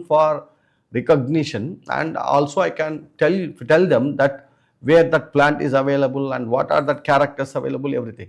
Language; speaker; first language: English; non-native, local second language; Telugu